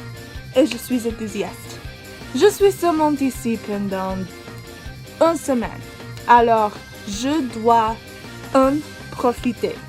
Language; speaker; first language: French; non-native, learner; English